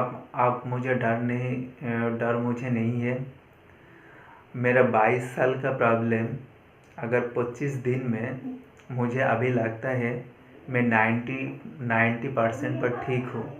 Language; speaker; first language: Hindi; non-native, local second language; Bangla